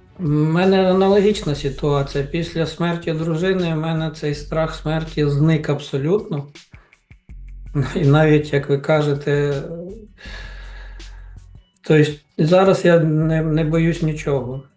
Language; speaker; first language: Ukrainian; native; Ukrainian